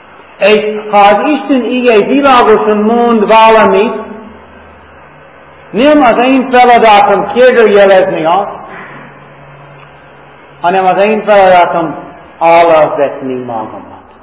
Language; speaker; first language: Hungarian; non-native, learner; English